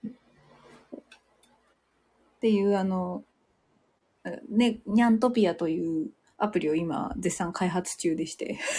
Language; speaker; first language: Japanese; native; Japanese